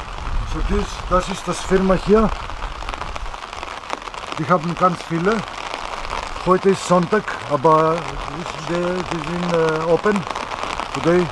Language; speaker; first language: German; non-native, learner; Greek